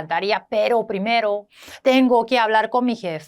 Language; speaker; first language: Spanish; non-native, fluent; Korean